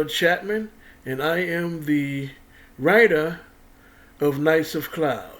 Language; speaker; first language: English; native; English